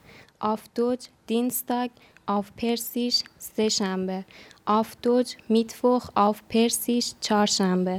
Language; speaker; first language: German; non-native, learner; Persian